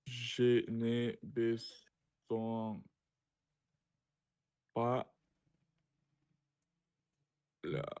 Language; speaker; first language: French; non-native, learner; Russian